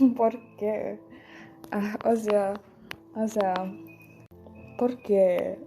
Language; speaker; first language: Spanish; non-native, learner; English